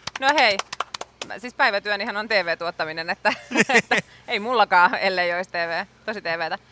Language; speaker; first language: Finnish; native; Finnish